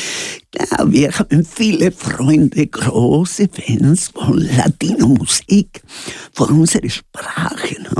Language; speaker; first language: German; non-native, learner; Spanish